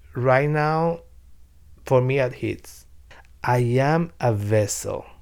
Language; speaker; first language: English; non-native, learner; Spanish